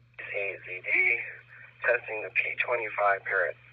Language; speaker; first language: English; native; English